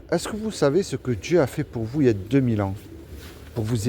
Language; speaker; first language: French; native; French